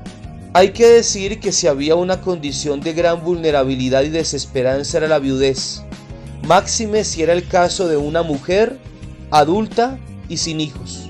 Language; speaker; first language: Spanish; native; Spanish